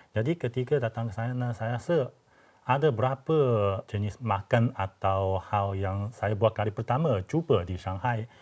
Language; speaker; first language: Malay; non-native, fluent; Chinese